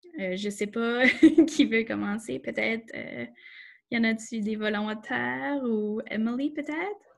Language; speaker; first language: French; native; French